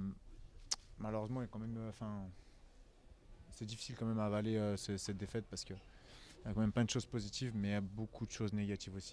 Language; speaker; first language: French; native; French